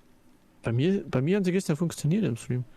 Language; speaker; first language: German; native; German